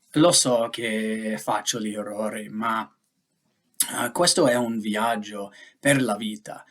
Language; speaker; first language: Italian; non-native, learner; English